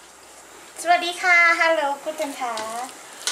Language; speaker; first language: German; non-native, learner; Thai